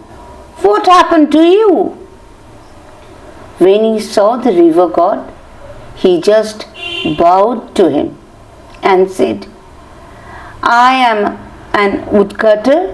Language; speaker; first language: English; non-native, local second language; Bangla